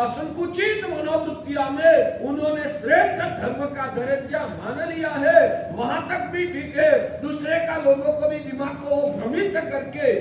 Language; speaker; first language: Hindi; non-native, local second language; Gujarati